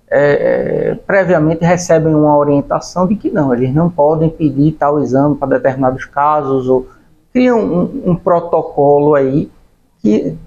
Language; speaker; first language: Portuguese; native; Portuguese